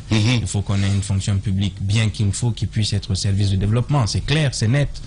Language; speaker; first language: French; non-native, local second language; Fula